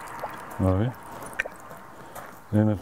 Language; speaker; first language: French; non-native, fluent; Bulgarian